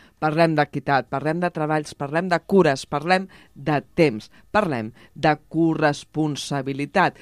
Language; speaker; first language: Catalan; native; Catalan